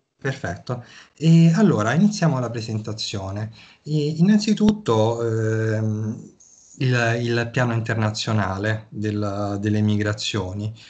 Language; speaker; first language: Italian; native; Italian